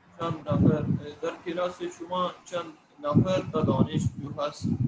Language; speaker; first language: Persian; non-native, learner; Urdu